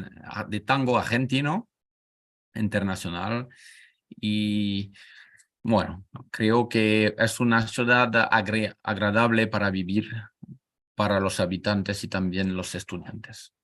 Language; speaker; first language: Spanish; non-native, learner; French